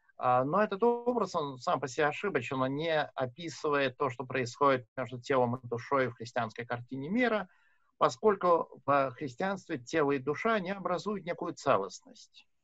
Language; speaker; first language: Russian; native; Russian